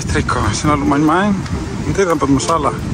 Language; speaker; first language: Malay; non-native, learner; Spanish